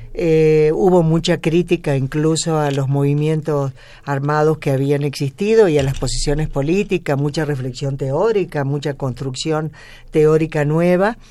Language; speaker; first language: Spanish; native; Spanish